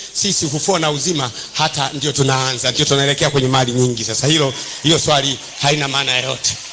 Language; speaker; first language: Swahili; native; Swahili